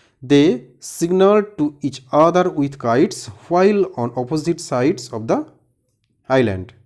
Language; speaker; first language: English; non-native, local second language; Bangla